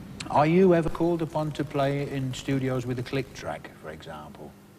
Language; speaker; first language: English; native; English